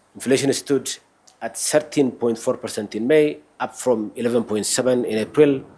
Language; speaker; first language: English; non-native, local second language; Amharic